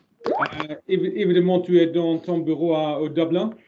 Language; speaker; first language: French; non-native, learner; German